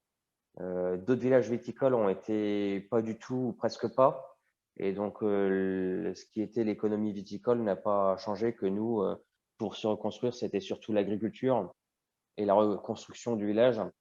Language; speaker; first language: French; native; French